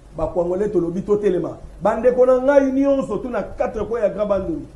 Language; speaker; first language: Lingala; non-native, local second language; Kituba (Democratic Republic of Congo)